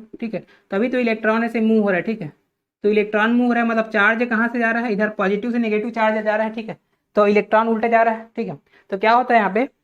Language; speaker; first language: Hindi; native; Hindi